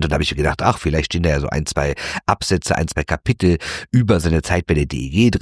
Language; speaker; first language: German; native; German